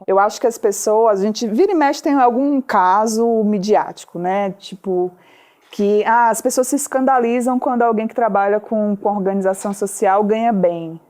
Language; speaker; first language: Portuguese; native; Portuguese